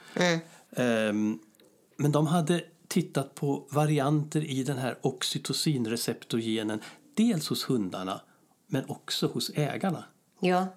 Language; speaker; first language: Swedish; native; Swedish